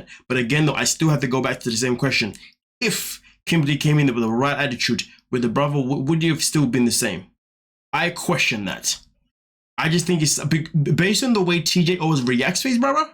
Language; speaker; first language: English; native; English